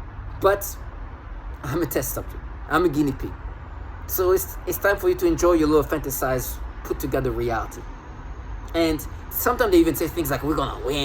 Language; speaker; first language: English; non-native, fluent; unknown